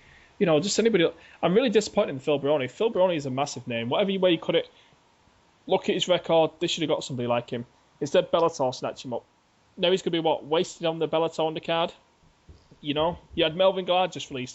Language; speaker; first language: English; native; English